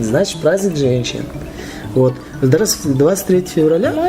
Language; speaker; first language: Russian; non-native, local second language; Tajik